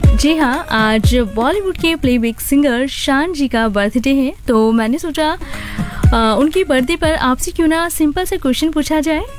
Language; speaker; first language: Hindi; native; Hindi